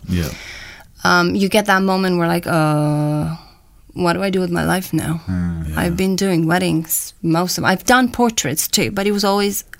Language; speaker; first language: English; non-native, fluent; Romanian